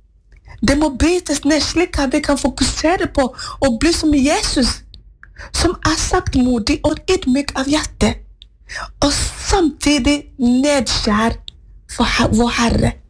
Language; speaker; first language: Norwegian; non-native, fluent; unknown